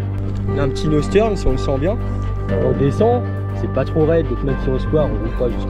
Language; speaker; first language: French; native; French